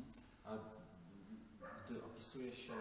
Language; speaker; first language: Polish; native; Polish